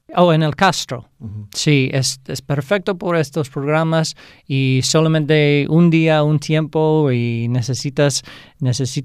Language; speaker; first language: Spanish; non-native, fluent; English